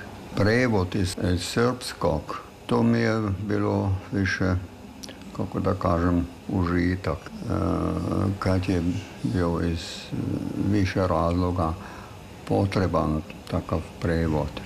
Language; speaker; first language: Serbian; non-native, fluent; German